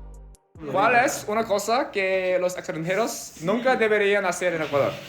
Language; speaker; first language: Spanish; non-native, learner; English